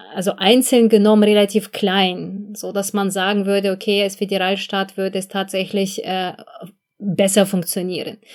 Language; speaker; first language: German; non-native, fluent; Russian